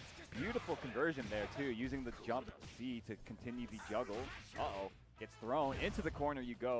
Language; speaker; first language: English; native; English